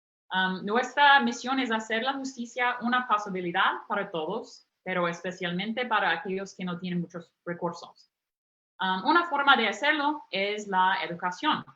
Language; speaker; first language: Spanish; non-native, fluent; English